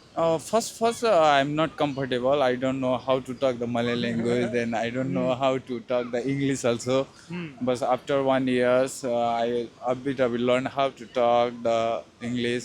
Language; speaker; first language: English; non-native, learner; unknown